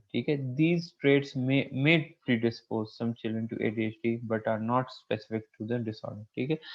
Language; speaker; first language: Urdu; non-native, local second language; Pashto